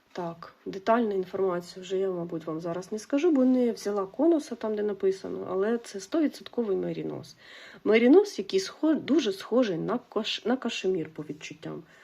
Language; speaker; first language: Ukrainian; non-native, local second language; Russian